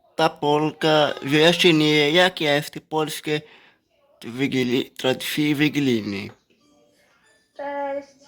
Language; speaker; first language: Polish; non-native, learner; Portuguese